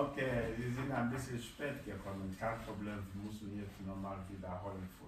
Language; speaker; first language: German; non-native, fluent; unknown